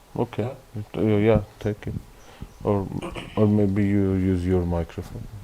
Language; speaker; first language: English; non-native, learner; Armenian